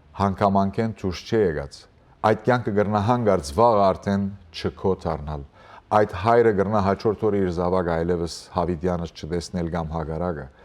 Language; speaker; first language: Armenian; early bilingual, heritage; Armenian